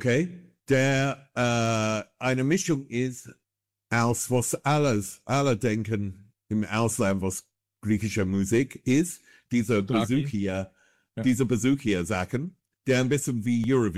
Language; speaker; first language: German; non-native, fluent; English